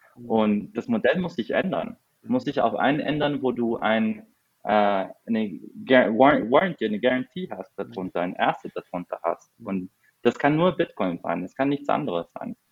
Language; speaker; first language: German; non-native, fluent; Spanish